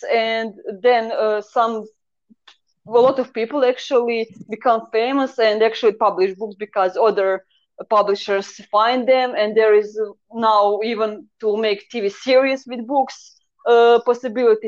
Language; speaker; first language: English; non-native, learner; Croatian